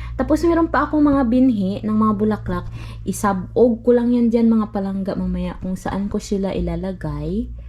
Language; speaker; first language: Filipino; non-native, local second language; Cebuano